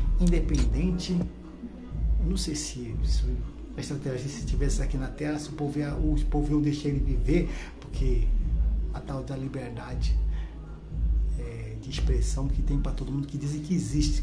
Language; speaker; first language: Portuguese; non-native, local second language; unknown